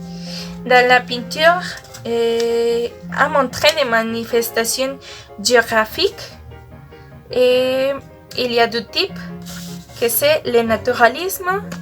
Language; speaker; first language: French; non-native, learner; Spanish